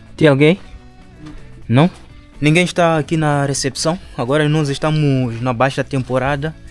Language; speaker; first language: Portuguese; non-native, local second language; Shona